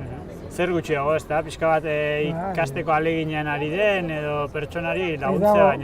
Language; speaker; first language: Basque; native; Basque